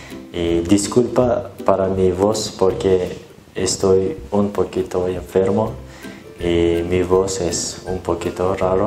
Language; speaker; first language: Spanish; non-native, learner; Turkish